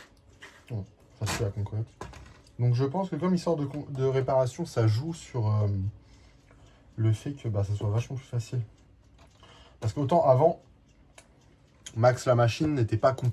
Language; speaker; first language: French; native; French